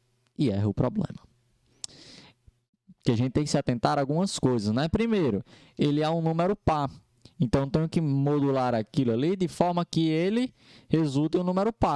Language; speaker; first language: Portuguese; native; Portuguese